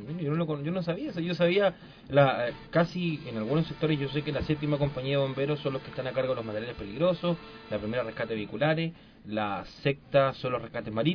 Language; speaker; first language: Spanish; native; Spanish